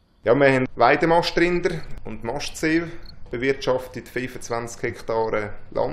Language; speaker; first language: German; native; German